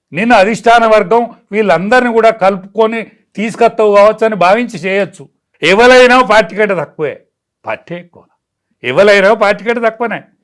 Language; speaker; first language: Telugu; native; Telugu